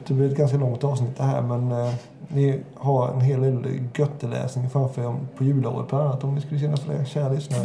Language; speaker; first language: Swedish; native; Swedish